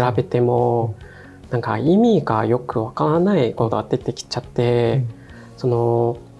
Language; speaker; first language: Japanese; non-native, fluent; Chinese